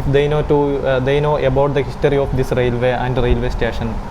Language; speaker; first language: English; non-native, local second language; Malayalam